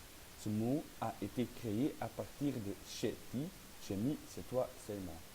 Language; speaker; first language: French; non-native, learner; Dutch